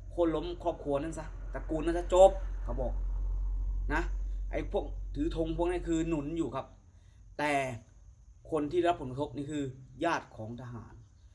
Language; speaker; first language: Thai; native; Thai